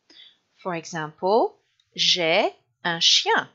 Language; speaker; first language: French; non-native, fluent; English